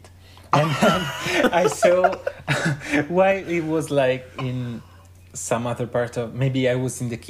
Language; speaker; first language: English; non-native, fluent; Italian